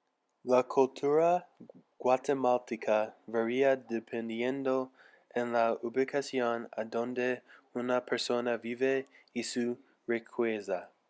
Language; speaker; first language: Spanish; non-native, learner; English